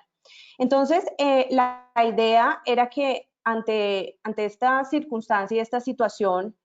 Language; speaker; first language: Spanish; native; Spanish